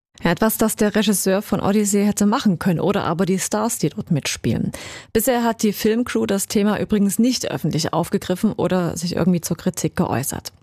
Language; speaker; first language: German; native; German